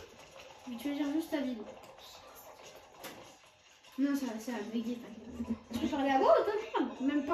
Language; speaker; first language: French; native; French